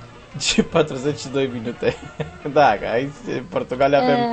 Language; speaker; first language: Romanian; non-native, learner; Portuguese